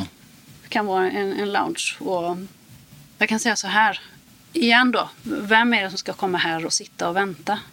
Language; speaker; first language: Swedish; native; Swedish